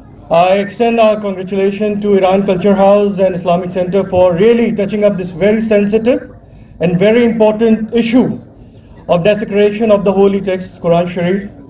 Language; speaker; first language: English; non-native, local second language; Urdu